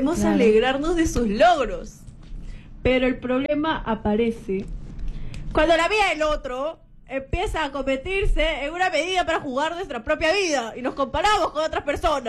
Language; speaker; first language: Spanish; native; Spanish